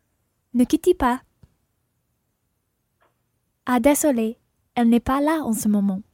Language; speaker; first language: French; non-native, learner; English